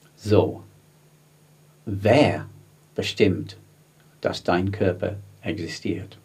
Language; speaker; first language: German; non-native, fluent; English